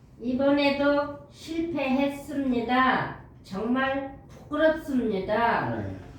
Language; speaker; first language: Korean; non-native, learner; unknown